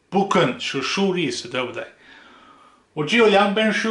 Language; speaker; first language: Chinese; non-native, fluent; Dutch